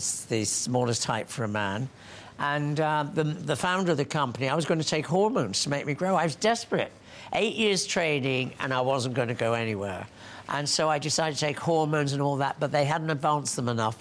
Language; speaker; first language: English; native; English